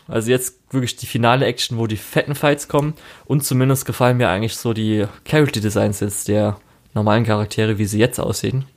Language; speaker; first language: German; native; German